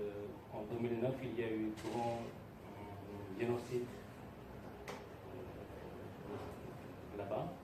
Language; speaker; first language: French; non-native, learner; Tamil